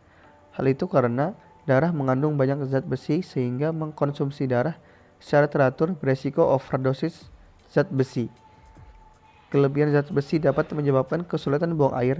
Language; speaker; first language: Indonesian; native; Indonesian